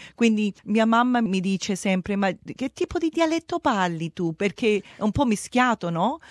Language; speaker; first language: Italian; early bilingual, heritage; Italian